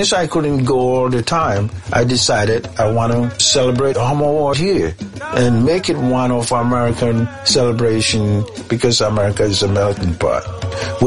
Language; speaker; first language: English; non-native, local second language; Ga